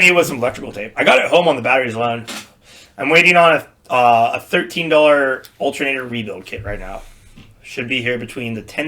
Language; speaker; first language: English; native; English